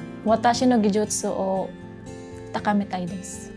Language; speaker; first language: Japanese; non-native, learner; Cebuano